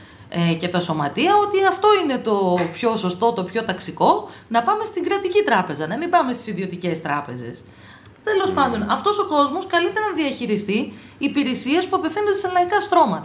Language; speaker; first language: Greek; native; Greek